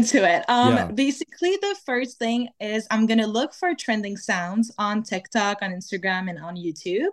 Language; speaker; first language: English; non-native, fluent; French